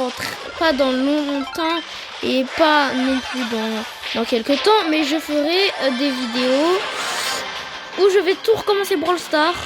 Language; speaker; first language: French; native; French